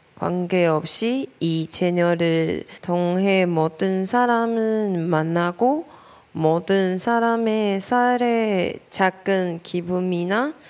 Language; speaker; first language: Korean; non-native, learner; Chinese